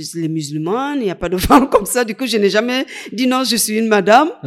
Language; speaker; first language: French; non-native, fluent; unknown